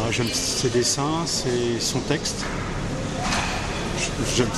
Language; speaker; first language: French; non-native, learner; Spanish